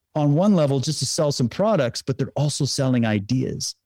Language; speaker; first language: English; native; English